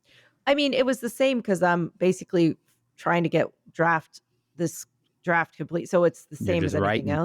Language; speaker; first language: English; native; English